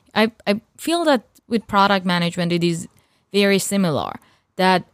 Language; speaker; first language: English; non-native, fluent; Persian